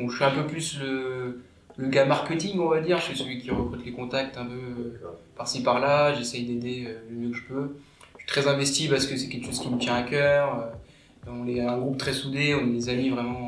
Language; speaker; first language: French; native; French